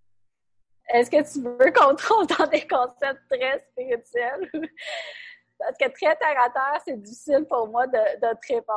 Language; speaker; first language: French; native; French